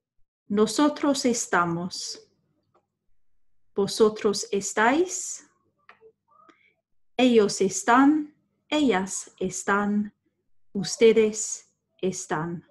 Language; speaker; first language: Spanish; non-native, fluent; English